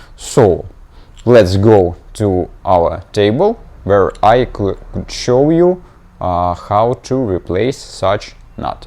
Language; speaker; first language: English; non-native, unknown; Ukrainian